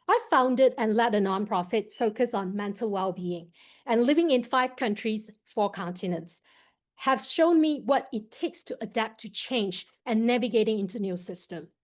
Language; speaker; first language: English; non-native, local second language; Chinese